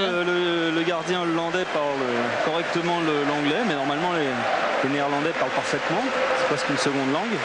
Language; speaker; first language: French; native; French